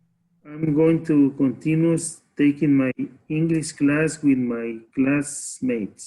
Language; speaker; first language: English; non-native, learner; Spanish